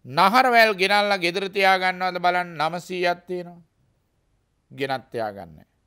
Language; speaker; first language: Sinhala; native; Sinhala